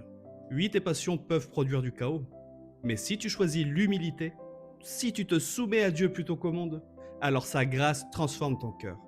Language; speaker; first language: French; native; French